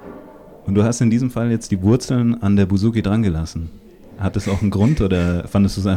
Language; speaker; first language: German; native; German